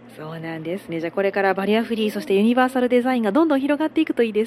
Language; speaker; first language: Japanese; native; Japanese